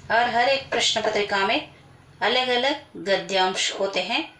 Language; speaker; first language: Hindi; non-native, local second language; Kannada